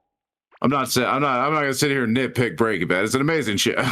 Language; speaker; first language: English; native; English